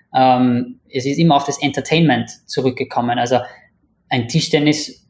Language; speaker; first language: German; native; German